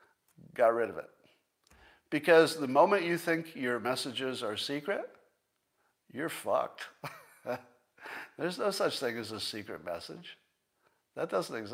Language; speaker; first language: English; native; English